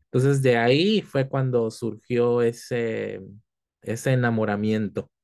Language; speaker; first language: Spanish; early bilingual, heritage; Spanish